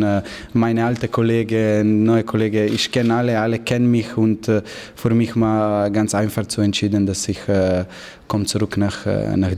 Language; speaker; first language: German; non-native, learner; Slovenian